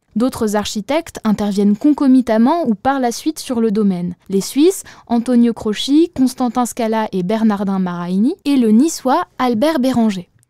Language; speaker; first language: French; native; French